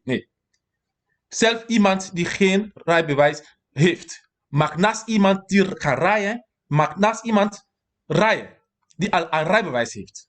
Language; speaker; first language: Dutch; non-native, fluent; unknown